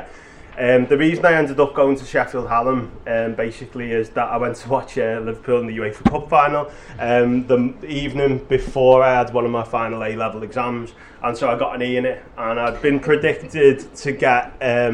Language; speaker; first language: English; native; English